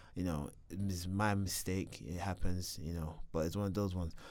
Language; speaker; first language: English; native; English